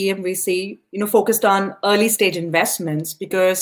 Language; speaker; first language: English; non-native, local second language; Tamil